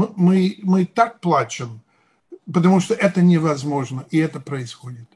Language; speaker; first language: Russian; non-native, fluent; English